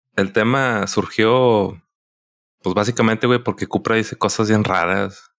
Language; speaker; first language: Spanish; native; Spanish